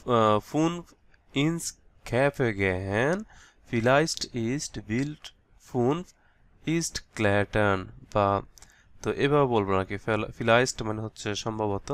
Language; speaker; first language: German; non-native, learner; Bangla